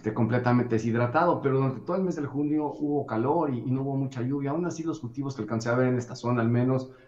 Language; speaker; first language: Spanish; native; Spanish